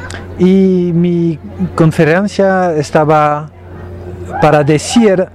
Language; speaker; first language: Spanish; non-native, learner; French